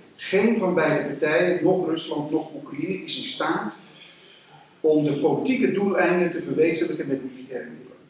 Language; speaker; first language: Dutch; native; Dutch